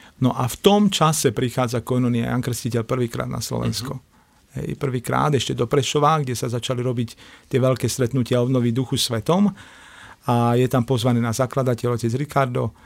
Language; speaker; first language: Slovak; native; Slovak